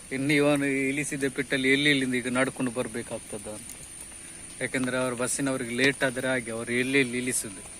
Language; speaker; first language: Kannada; native; Kannada